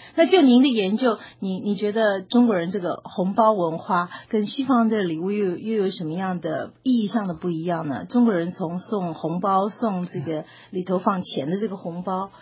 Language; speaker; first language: Chinese; native; Chinese